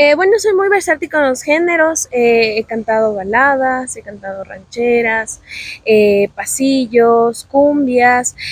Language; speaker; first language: Spanish; native; Spanish